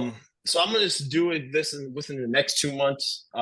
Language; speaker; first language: English; native; English